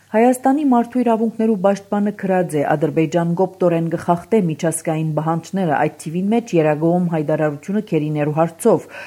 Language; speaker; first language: Armenian; early bilingual, heritage; Armenian